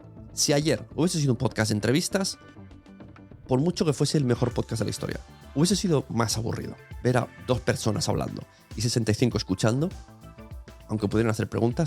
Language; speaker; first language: Spanish; native; Spanish